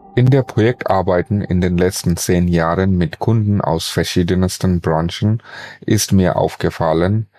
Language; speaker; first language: German; non-native, fluent; Bangla